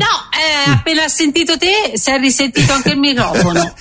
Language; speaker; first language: Italian; native; Italian